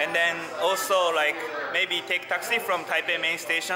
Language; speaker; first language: English; non-native, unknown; Japanese